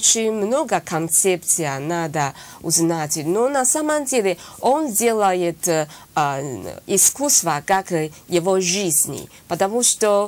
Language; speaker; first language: Russian; non-native, learner; Chinese